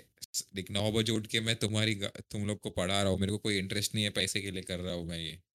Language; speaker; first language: Hindi; non-native, local second language; Marathi